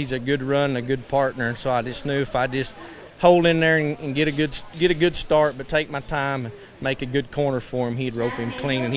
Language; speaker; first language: English; native; English